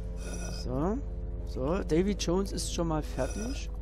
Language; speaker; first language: German; native; German